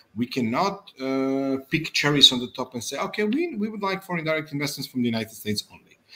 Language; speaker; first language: English; non-native, fluent; Serbian